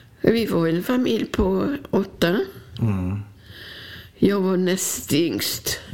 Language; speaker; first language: Swedish; non-native, fluent; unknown